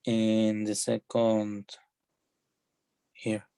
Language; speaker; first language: English; non-native, learner; Spanish